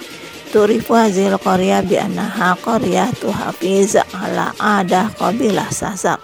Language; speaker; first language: Arabic; non-native, fluent; Indonesian